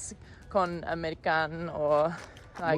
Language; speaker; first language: Spanish; non-native, learner; English